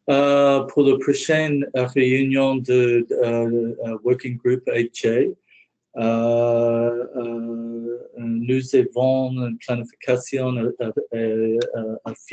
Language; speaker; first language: French; non-native, learner; English